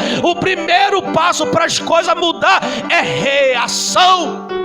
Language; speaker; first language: Portuguese; native; Portuguese